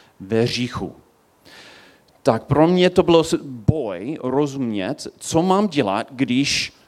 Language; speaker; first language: Czech; non-native, learner; English